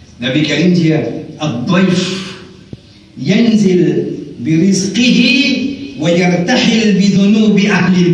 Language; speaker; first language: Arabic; non-native, fluent; Morisyen